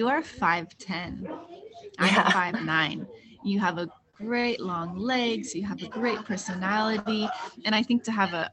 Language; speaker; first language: English; native; English